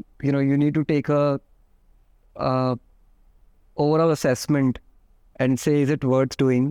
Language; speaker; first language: English; non-native, local second language; Hindi